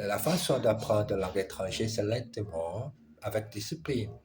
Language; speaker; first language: French; non-native, learner; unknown